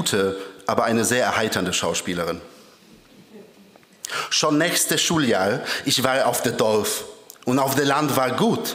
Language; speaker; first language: German; early bilingual, other home language; Polish